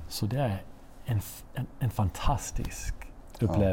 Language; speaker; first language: Swedish; non-native, fluent; English